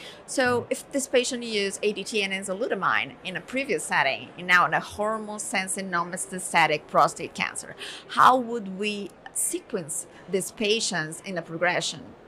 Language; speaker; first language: English; non-native, fluent; Portuguese